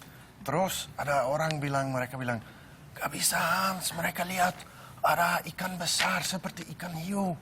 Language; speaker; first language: Indonesian; non-native, learner; Dutch